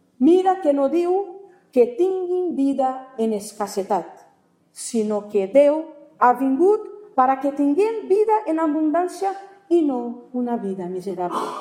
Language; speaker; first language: Catalan; non-native, fluent; Portuguese